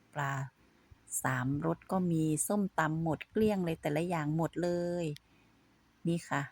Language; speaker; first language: Thai; native; Thai